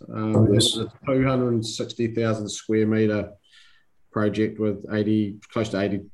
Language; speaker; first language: English; native; English